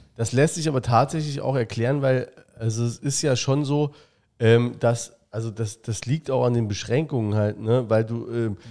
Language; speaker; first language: German; native; German